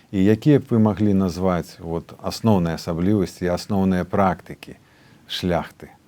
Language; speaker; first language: Belarusian; native; Belarusian